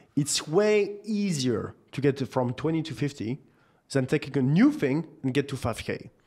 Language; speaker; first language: English; non-native, fluent; French